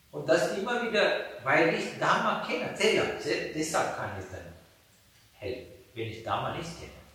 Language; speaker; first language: German; non-native, fluent; Sinhala